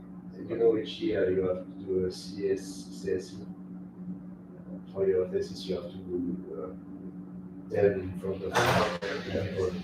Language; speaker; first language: English; non-native, fluent; French